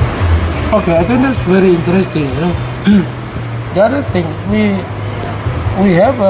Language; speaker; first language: English; non-native, learner; Indonesian